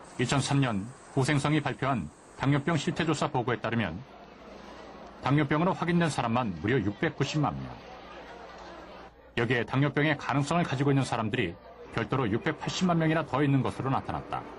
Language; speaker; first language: Korean; native; Korean